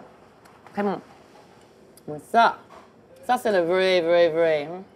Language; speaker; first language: French; non-native, learner; English